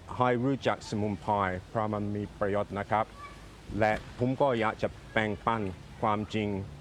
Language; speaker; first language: Thai; non-native, fluent; English